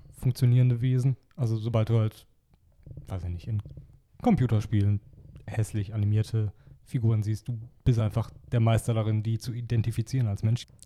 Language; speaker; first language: German; native; German